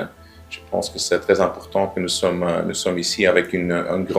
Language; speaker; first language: French; non-native, local second language; Dutch